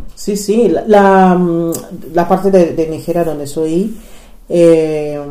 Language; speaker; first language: Spanish; non-native, fluent; English